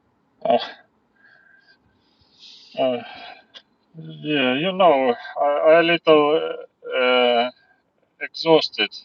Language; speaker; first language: English; non-native, learner; Russian